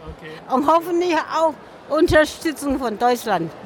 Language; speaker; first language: German; non-native, learner; Min Nan Chinese